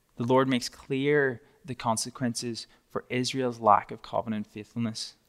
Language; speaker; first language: English; native; English